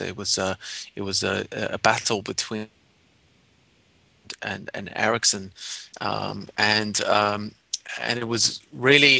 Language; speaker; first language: English; native; English